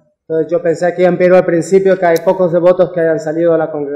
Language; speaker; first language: Spanish; native; Spanish